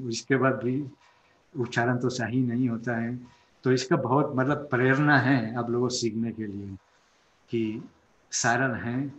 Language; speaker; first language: Hindi; non-native, fluent; Spanish